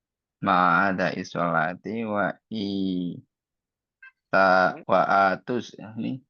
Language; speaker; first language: Arabic; non-native, learner; Indonesian